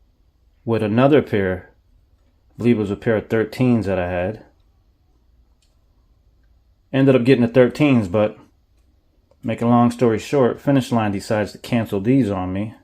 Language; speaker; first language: English; native; English